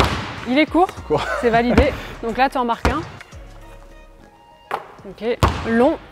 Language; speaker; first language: French; native; French